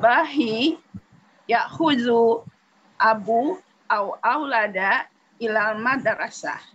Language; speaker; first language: Arabic; non-native, learner; Indonesian